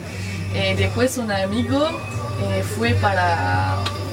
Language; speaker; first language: Spanish; non-native, learner; French